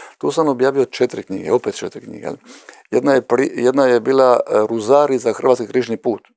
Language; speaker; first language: Croatian; native; Croatian